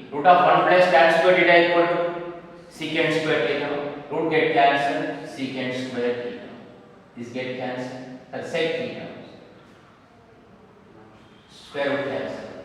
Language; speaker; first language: English; non-native, local second language; Kannada